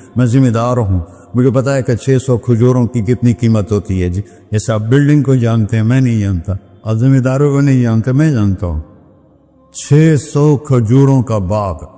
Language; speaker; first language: Urdu; non-native, local second language; Punjabi